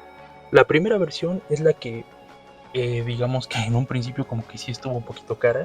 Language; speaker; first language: Spanish; native; Spanish